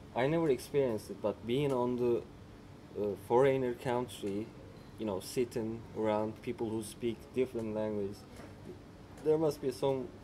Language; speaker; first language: English; non-native, fluent; Turkish